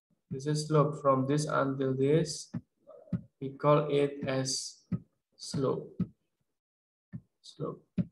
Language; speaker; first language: English; non-native, learner; Indonesian